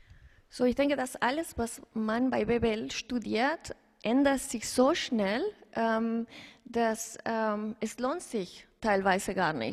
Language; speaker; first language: German; non-native, fluent; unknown